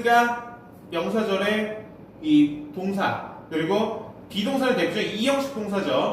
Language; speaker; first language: Korean; native; Korean